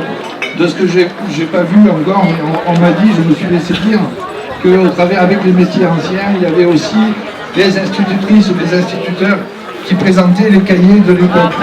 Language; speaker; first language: French; native; French